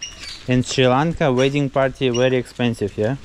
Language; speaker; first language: English; non-native, learner; Russian